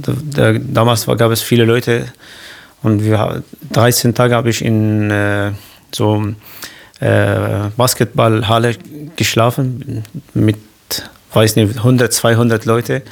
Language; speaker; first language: German; non-native, local second language; Kurdish